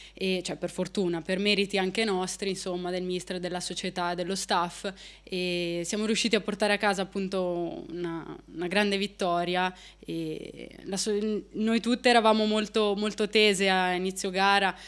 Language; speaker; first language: Italian; native; Italian